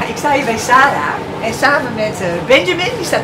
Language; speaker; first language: Dutch; native; Dutch